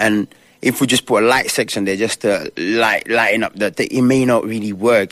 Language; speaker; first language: English; native; English